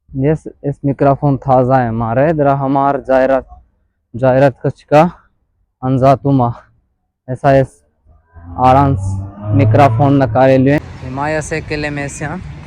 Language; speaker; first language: Armenian; non-native, learner; Hindi